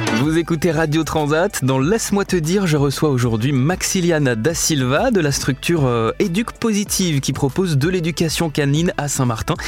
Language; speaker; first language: French; native; French